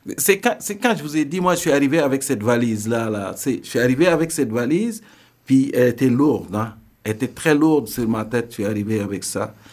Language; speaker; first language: French; non-native, local second language; Serer